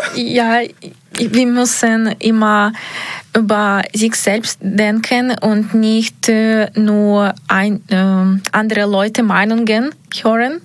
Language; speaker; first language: German; non-native, learner; Ukrainian